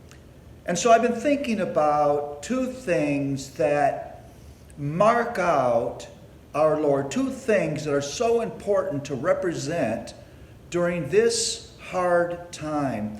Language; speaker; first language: English; native; English